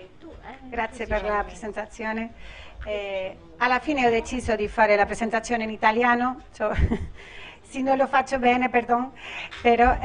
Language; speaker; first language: Italian; non-native, learner; Spanish